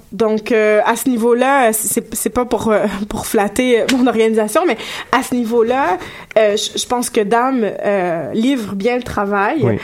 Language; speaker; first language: French; early bilingual, other home language; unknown